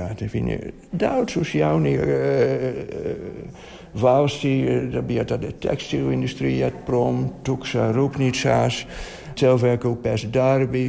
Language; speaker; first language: Latvian; non-native, learner; Dutch